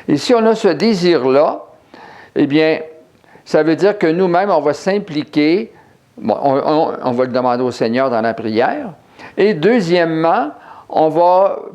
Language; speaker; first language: French; native; French